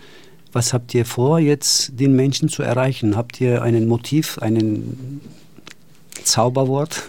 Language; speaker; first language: German; non-native, fluent; Turkish